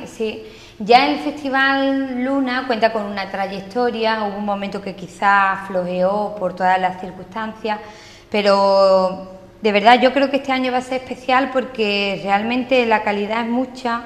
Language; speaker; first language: Spanish; native; Spanish